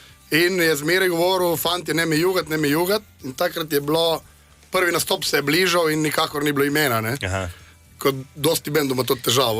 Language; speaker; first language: Slovenian; native; Slovenian